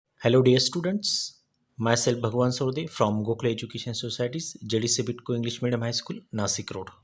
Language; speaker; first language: English; non-native, local second language; Marathi